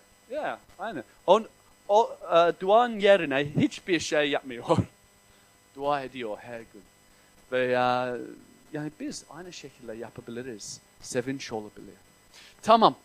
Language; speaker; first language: Turkish; non-native, fluent; English